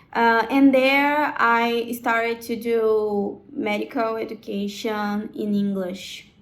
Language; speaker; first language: English; non-native, learner; Portuguese